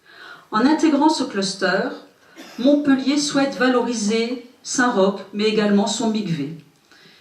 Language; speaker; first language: French; native; French